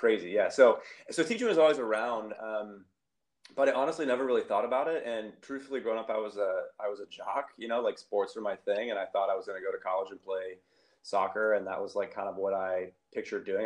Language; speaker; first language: English; native; English